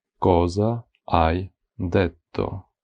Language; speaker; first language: Italian; non-native, fluent; Ukrainian